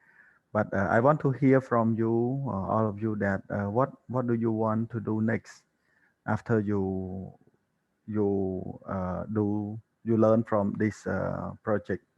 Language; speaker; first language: English; non-native, learner; Khmer